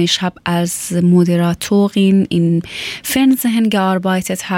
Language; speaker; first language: German; non-native, learner; Persian